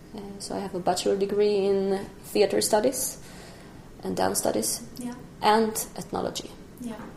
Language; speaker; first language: English; non-native, fluent; Spanish